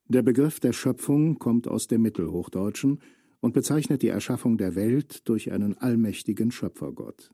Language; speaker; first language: German; native; German